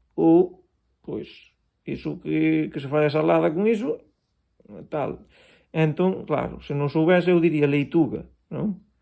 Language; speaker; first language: Galician; non-native, local second language; Spanish